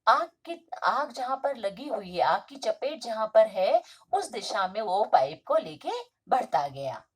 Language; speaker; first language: Hindi; non-native, local second language; Marathi